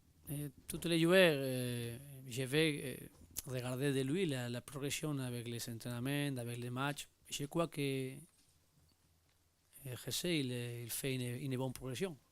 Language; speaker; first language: French; non-native, learner; Spanish